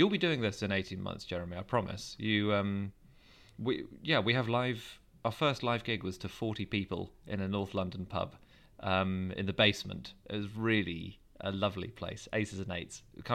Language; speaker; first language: English; native; English